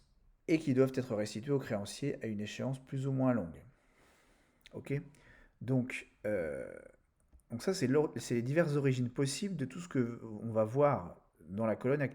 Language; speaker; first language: French; native; French